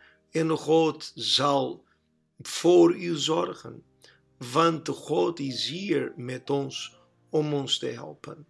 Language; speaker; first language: Dutch; non-native, learner; Portuguese